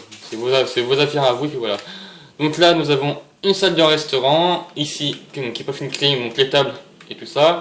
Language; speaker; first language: French; native; French